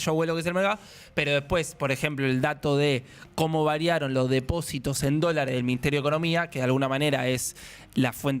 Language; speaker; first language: Spanish; native; Spanish